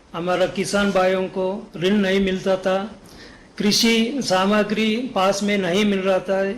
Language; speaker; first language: Hindi; non-native, local second language; Kannada